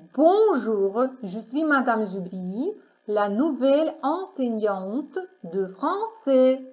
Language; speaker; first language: French; non-native, fluent; Ukrainian